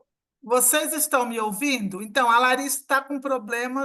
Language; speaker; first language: Portuguese; non-native, fluent; Spanish